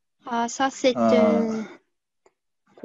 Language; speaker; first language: French; non-native, fluent; Tuvinian